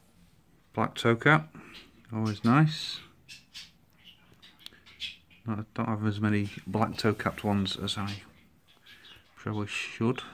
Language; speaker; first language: English; native; English